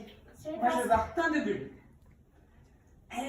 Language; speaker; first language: French; native; French